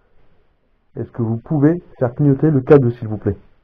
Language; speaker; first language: French; native; French